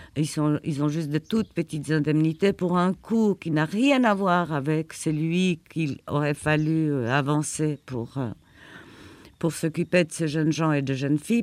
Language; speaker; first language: French; non-native, fluent; Polish